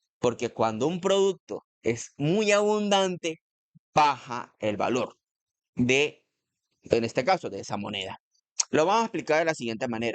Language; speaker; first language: Spanish; native; Spanish